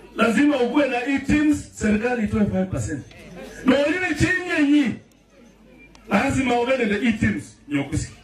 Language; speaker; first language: Swahili; native; Swahili